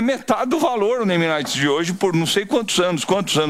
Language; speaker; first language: Portuguese; native; Portuguese